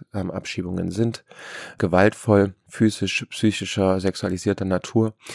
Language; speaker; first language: German; native; German